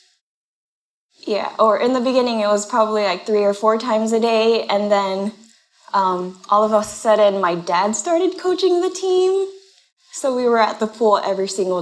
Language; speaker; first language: English; non-native, fluent; Japanese